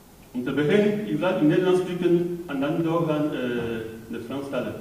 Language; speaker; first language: Dutch; non-native, learner; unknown